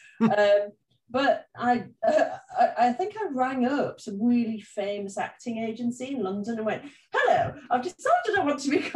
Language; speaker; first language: English; native; English